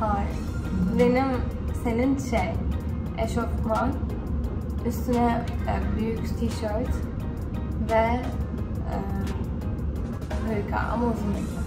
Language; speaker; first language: Turkish; early bilingual, heritage; Turkish